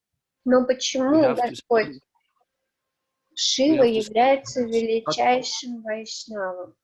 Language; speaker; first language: Russian; native; Russian